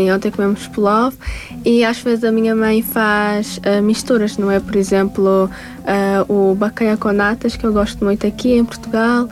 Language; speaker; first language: Portuguese; early bilingual, other home language; Tajik